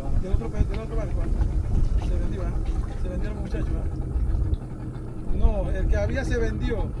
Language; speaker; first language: Spanish; native; Spanish